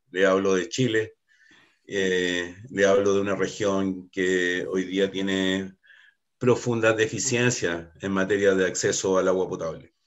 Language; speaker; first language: Spanish; native; Spanish